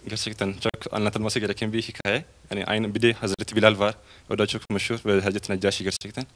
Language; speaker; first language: Turkish; non-native, fluent; Oromo